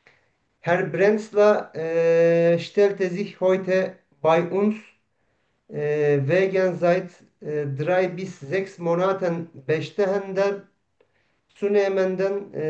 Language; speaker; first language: German; non-native, learner; Turkish